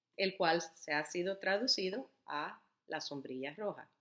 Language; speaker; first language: Spanish; early bilingual, heritage; Spanish